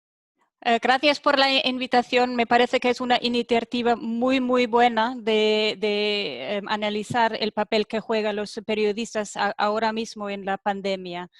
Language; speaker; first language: Spanish; non-native, fluent; German